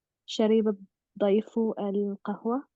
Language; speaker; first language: Arabic; non-native, learner; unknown